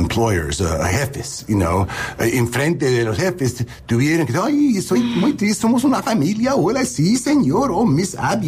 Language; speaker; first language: Spanish; non-native, learner; English